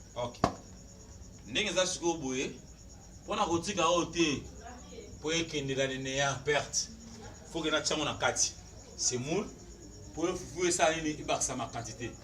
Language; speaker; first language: Lingala; non-native, local second language; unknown